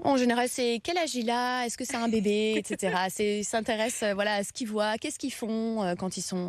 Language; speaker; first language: French; native; French